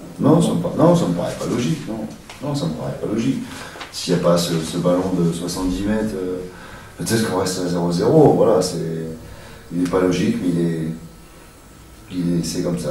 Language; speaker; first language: French; native; French